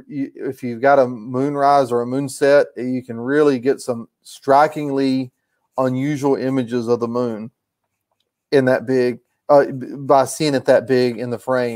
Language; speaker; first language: English; native; English